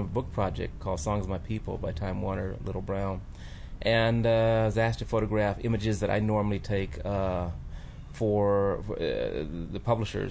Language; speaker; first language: English; native; English